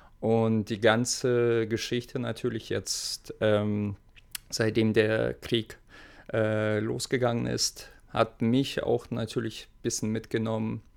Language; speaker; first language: German; non-native, fluent; Russian